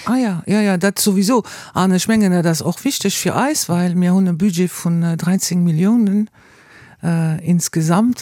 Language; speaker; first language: Luxembourgish; non-native, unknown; French